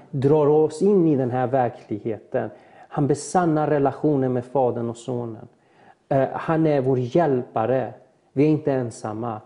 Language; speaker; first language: Swedish; early bilingual, other home language; Persian